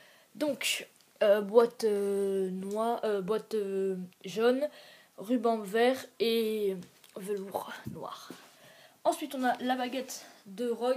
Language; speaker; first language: French; native; French